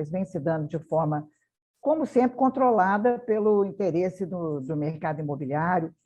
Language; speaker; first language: Portuguese; native; Portuguese